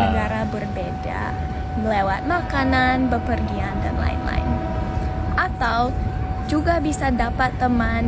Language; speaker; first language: Indonesian; non-native, fluent; English